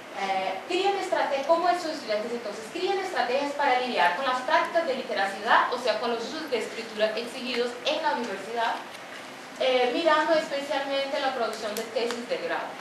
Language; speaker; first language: Spanish; non-native, fluent; Portuguese